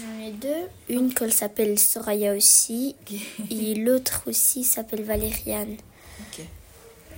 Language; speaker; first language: French; early bilingual, other home language; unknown